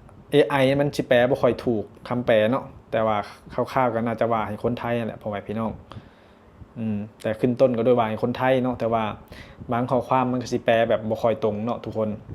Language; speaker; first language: Thai; non-native, local second language; Northeastern Thai